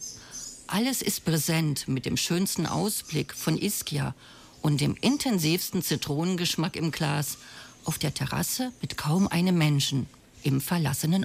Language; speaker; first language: German; native; German